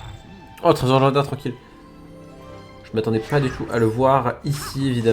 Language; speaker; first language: French; native; French